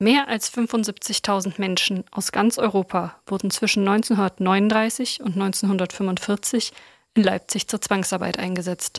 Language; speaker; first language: German; native; German